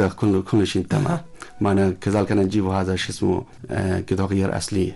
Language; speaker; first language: Arabic; non-native, learner; Chinese